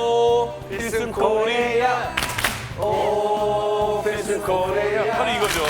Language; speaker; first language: Korean; native; Korean